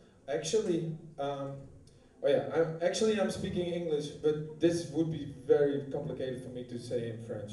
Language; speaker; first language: English; non-native, fluent; Dutch